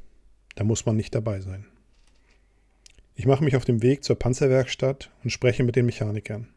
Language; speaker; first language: German; native; German